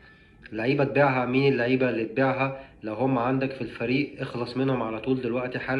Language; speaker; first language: Arabic; native; Arabic